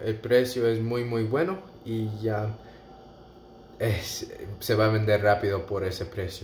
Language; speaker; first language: Spanish; early bilingual, heritage; English